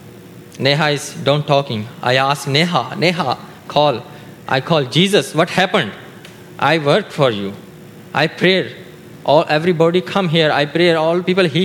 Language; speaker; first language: English; non-native, learner; Urdu